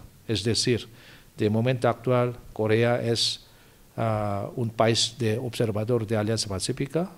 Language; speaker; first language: Spanish; non-native, fluent; Korean